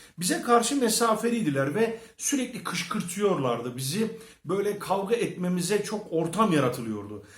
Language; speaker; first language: Turkish; early bilingual, heritage; Turkish